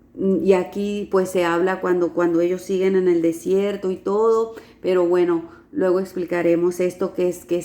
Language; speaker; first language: Spanish; native; Spanish